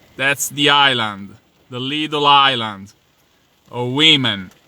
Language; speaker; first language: English; non-native, fluent; Italian